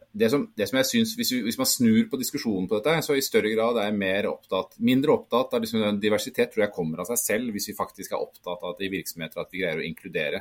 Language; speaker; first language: Norwegian; native; Norwegian